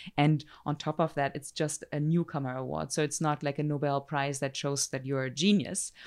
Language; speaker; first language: English; non-native, fluent; German